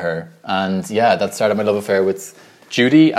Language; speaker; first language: English; native; English